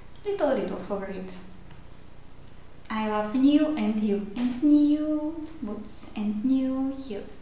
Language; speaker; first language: English; non-native, learner; Russian